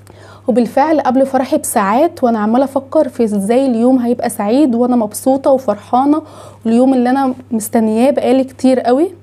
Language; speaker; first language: Arabic; native; Arabic